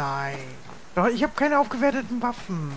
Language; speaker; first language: German; native; German